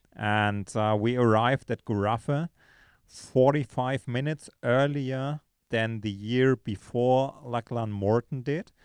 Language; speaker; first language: English; non-native, fluent; German